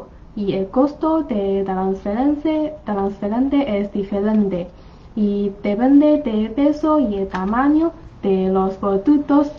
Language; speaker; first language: Spanish; non-native, learner; Chinese